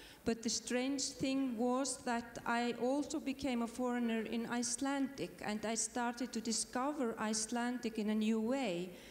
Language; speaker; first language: English; non-native, fluent; Icelandic